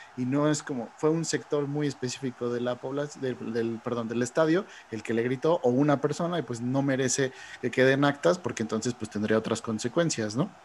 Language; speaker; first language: Spanish; native; Spanish